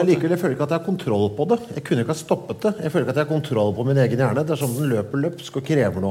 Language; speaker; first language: Norwegian; native; Norwegian